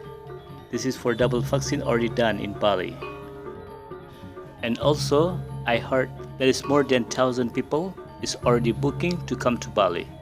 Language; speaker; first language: English; non-native, learner; Indonesian